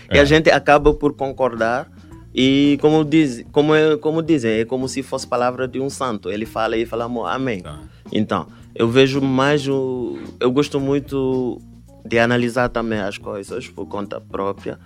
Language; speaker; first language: Portuguese; non-native, fluent; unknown